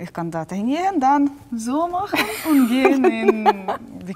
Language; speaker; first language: German; non-native, learner; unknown